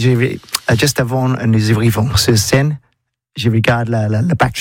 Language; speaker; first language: French; non-native, learner; English